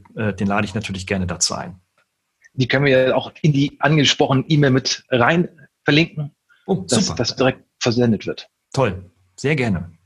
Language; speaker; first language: German; native; German